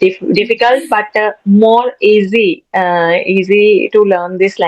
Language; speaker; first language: English; non-native, learner; Hindi